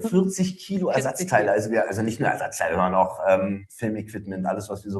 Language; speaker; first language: German; native; German